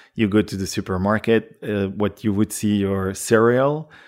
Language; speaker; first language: English; non-native, fluent; French